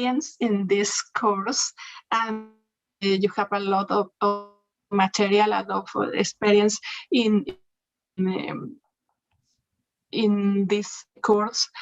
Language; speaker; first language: English; non-native, learner; Spanish